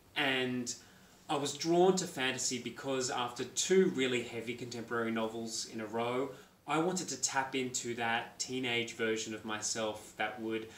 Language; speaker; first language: English; native; English